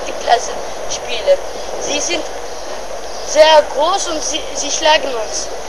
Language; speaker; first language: German; non-native, learner; Turkish